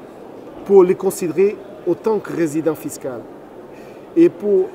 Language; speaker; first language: French; non-native, fluent; Portuguese